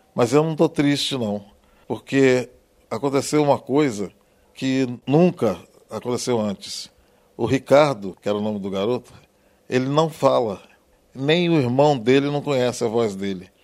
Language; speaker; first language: Portuguese; native; Portuguese